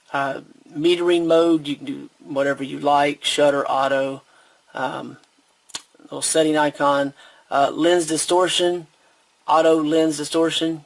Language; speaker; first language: English; native; English